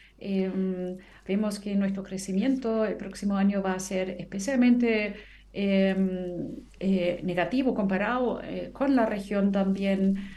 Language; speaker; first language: Spanish; non-native, fluent; German